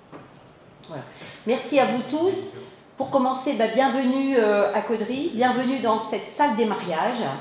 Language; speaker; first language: French; native; French